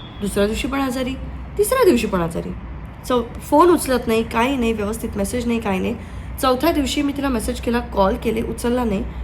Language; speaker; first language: Marathi; native; Marathi